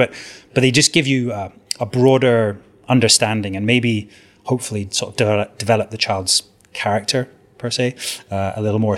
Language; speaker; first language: English; native; English